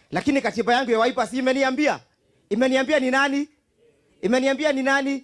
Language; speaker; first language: Swahili; non-native, local second language; Kamba